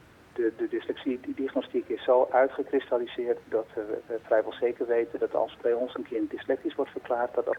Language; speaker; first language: Dutch; native; Dutch